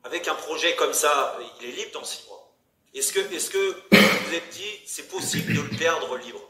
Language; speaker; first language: French; native; French